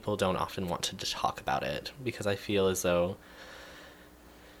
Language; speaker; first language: English; native; English